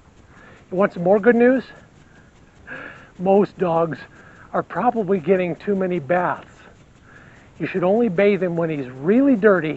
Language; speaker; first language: English; native; English